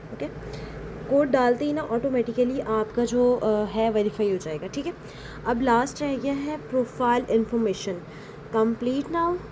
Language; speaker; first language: Urdu; native; Urdu